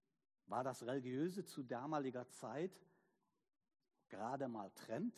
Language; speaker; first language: German; native; German